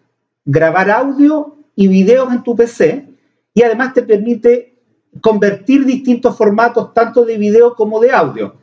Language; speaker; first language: Spanish; native; Spanish